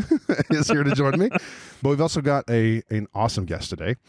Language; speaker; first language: English; native; English